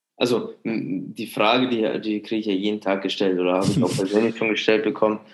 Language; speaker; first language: German; native; German